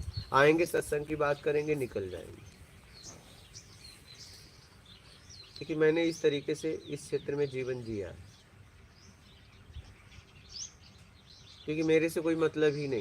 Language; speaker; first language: Hindi; native; Hindi